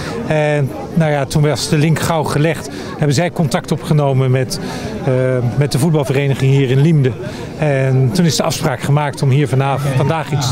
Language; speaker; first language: Dutch; native; Dutch